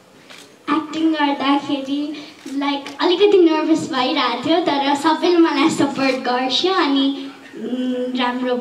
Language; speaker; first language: Nepali; early bilingual, heritage; Nepali